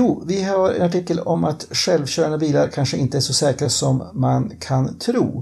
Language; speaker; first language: Swedish; native; Swedish